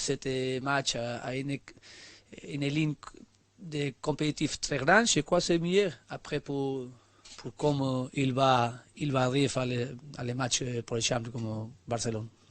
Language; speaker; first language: French; non-native, learner; Spanish